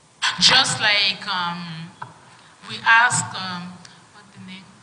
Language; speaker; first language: English; non-native, fluent; French